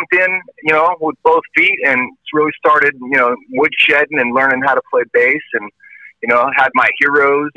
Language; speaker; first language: English; native; English